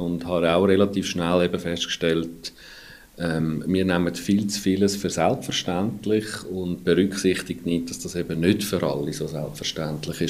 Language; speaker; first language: German; native; German